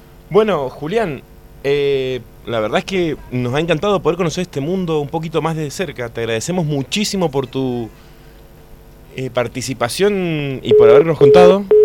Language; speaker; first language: Spanish; native; Spanish